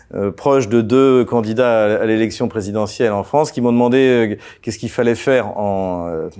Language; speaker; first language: French; native; French